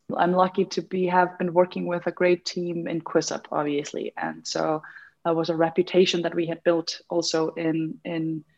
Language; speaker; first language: English; non-native, fluent; Icelandic